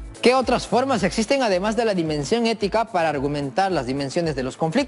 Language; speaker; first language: Spanish; native; Spanish